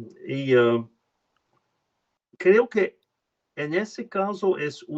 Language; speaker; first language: Spanish; non-native, learner; French